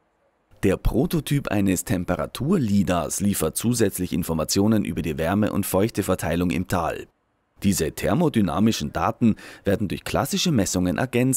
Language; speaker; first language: German; native; German